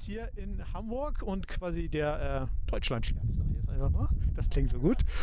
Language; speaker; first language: German; native; German